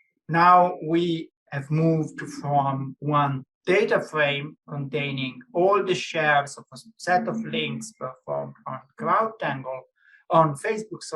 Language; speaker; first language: English; non-native, fluent; Italian